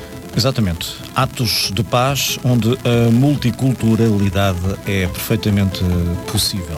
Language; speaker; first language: Portuguese; native; Portuguese